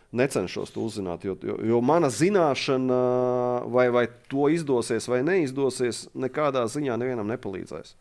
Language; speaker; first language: Latvian; native; Latvian